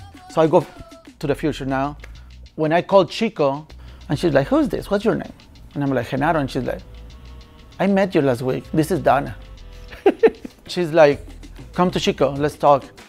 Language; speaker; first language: English; non-native, fluent; Spanish